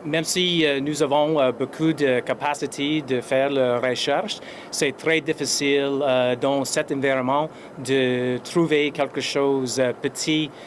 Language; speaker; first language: French; non-native, fluent; English